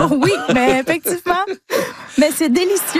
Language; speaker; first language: French; non-native, fluent; Spanish